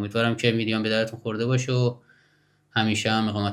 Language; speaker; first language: Persian; native; Persian